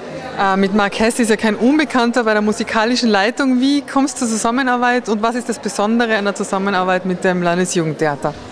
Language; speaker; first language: German; native; German